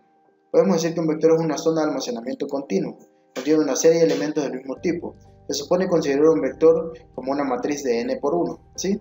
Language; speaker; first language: Spanish; native; Spanish